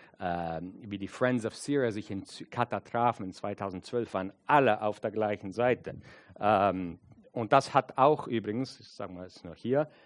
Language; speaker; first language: German; non-native, fluent; English